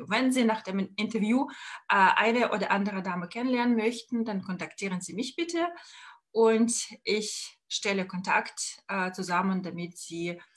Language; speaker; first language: German; non-native, fluent; Russian